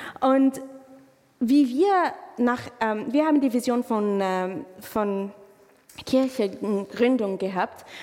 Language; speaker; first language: German; non-native, fluent; Arabic